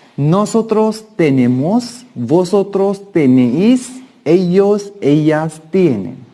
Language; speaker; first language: Spanish; non-native, fluent; Hindi